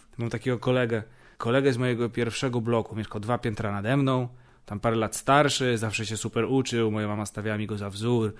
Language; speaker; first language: Polish; native; Polish